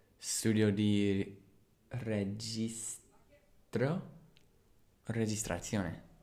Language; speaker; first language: Italian; non-native, fluent; English